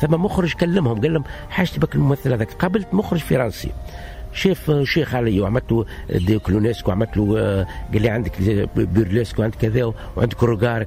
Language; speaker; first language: Arabic; native; Arabic